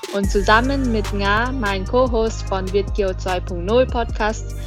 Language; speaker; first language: German; early bilingual, other home language; Vietnamese